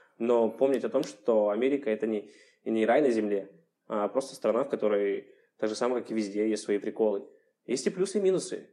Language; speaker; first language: Russian; native; Russian